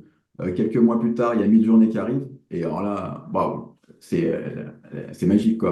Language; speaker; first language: French; native; French